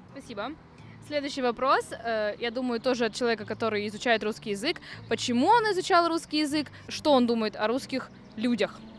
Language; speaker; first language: Russian; native; Russian